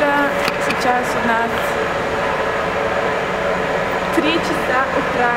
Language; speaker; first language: Russian; early bilingual, heritage; Russian